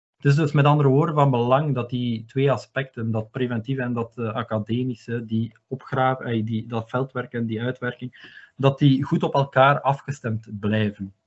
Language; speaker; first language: Dutch; native; Dutch